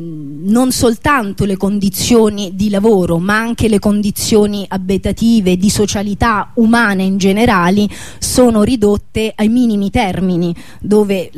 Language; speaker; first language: Italian; native; Italian